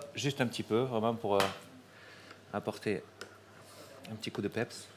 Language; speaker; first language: French; native; French